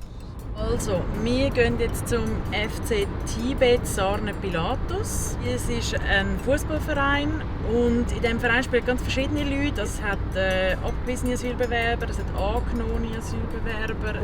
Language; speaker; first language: German; native; German